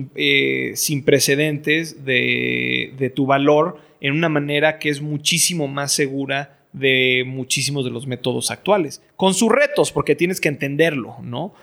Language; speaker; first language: Spanish; native; Spanish